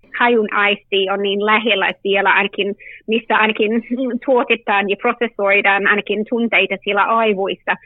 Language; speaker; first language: Finnish; early bilingual, heritage; Finnish